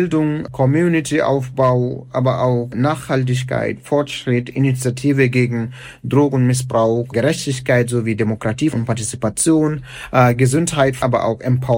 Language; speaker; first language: German; non-native, fluent; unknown